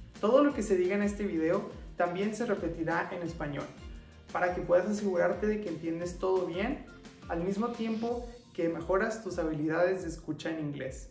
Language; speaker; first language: Spanish; native; Spanish